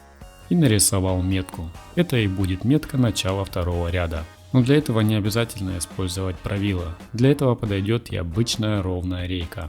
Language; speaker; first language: Russian; native; Russian